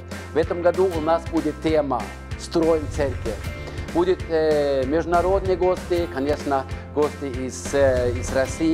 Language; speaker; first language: Russian; non-native, fluent; Norwegian